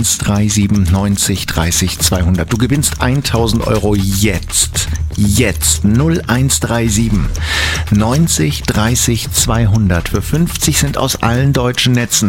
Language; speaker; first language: German; native; German